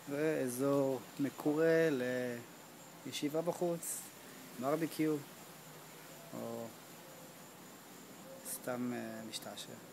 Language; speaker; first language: Hebrew; native; Hebrew